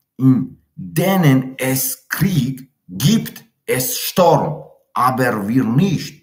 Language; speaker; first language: German; non-native, learner; Tajik